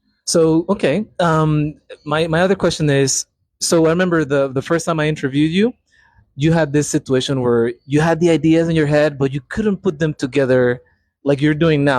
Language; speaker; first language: English; non-native, fluent; Spanish